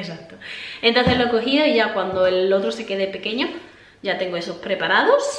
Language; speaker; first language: Spanish; native; Spanish